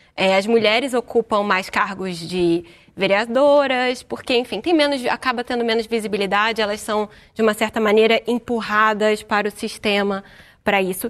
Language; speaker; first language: Portuguese; native; Portuguese